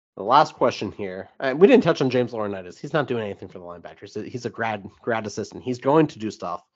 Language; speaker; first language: English; native; English